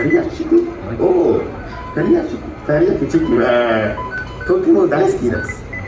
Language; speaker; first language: Japanese; non-native, learner; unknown